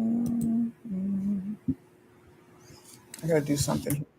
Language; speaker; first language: English; native; English